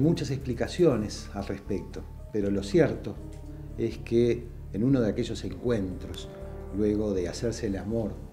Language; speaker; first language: Spanish; native; Spanish